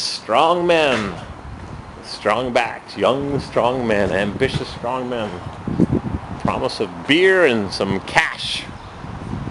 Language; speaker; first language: English; native; English